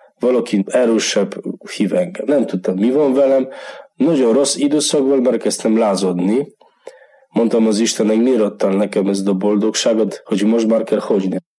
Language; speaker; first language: Hungarian; non-native, learner; Polish